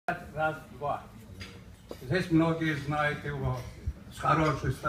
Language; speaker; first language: Russian; non-native, local second language; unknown